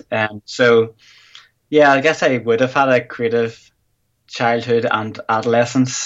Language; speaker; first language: English; native; English